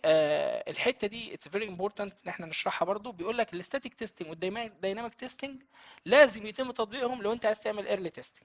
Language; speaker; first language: Arabic; native; Arabic